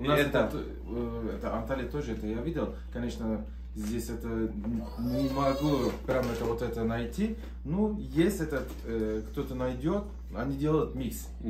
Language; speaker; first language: Russian; non-native, learner; Turkish